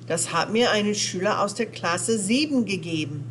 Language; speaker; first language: German; non-native, fluent; English